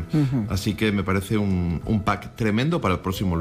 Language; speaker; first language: Spanish; native; Spanish